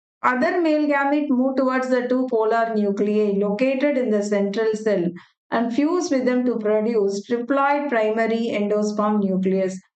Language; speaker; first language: English; non-native, local second language; Tamil